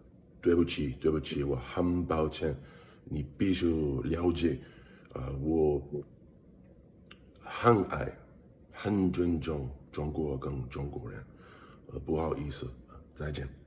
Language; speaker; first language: Chinese; non-native, learner; English